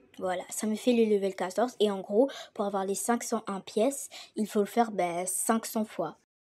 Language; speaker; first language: French; native; French